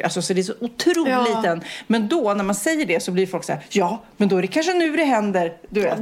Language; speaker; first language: Swedish; native; Swedish